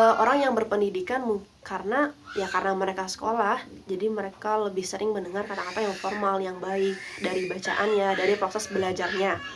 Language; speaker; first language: Indonesian; non-native, local second language; Sundanese